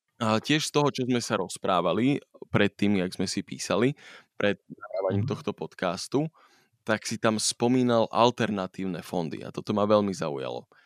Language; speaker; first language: Slovak; native; Slovak